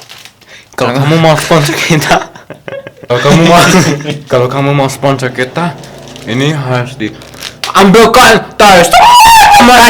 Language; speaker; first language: Indonesian; non-native, learner; English